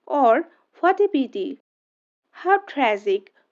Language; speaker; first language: English; non-native, local second language; Bangla